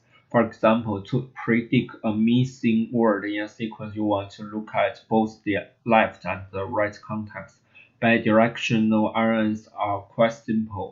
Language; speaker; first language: English; non-native, learner; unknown